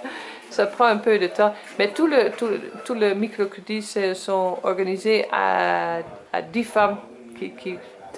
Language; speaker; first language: French; non-native, learner; Dutch